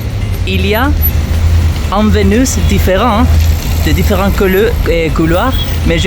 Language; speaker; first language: French; non-native, learner; Spanish